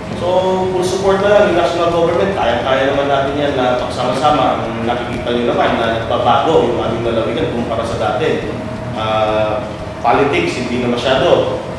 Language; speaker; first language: Filipino; non-native, local second language; Tausug